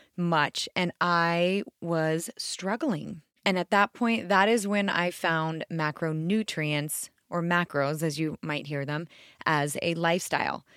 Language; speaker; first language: English; native; English